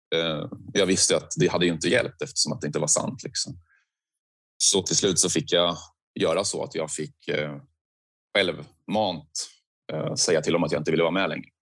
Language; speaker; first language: Swedish; native; Swedish